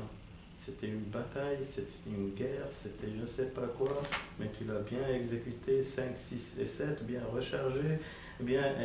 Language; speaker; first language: French; non-native, local second language; Arabic